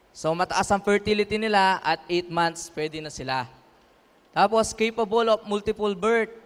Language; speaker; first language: Filipino; native; Filipino